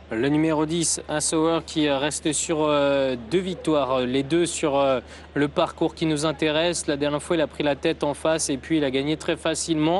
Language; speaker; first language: French; native; French